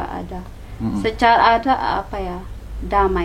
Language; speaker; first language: Indonesian; non-native, learner; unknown